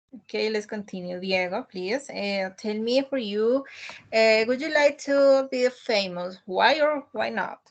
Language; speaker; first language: English; non-native, learner; Spanish